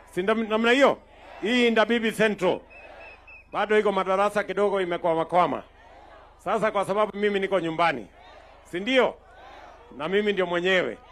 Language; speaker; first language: Swahili; non-native, local second language; Kalenjin